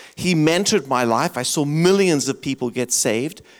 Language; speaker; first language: English; native; English